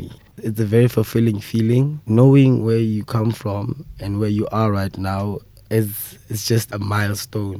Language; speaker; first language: English; non-native, local second language; Southern Sotho